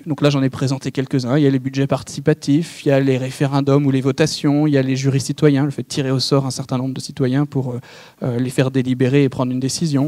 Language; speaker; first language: French; native; French